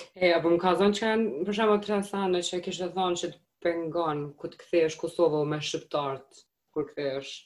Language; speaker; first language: Albanian; early bilingual, heritage; Albanian